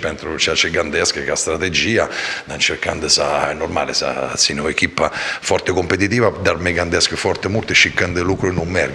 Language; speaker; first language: Romanian; non-native, fluent; Italian